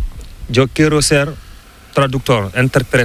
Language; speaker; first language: Spanish; non-native, learner; Fula